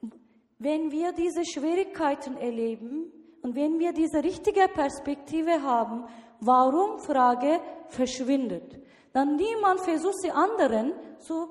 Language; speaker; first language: German; non-native, learner; Turkish